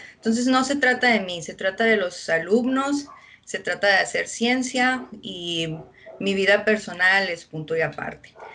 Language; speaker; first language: Spanish; early bilingual, heritage; Spanish